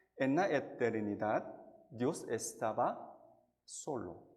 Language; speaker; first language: Spanish; non-native, fluent; Korean